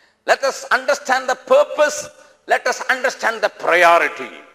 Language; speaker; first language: English; non-native, local second language; Tamil